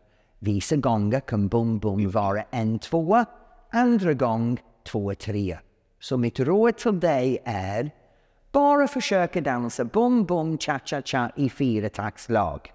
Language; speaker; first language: Swedish; non-native, fluent; English